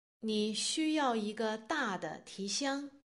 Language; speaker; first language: Chinese; non-native, learner; Russian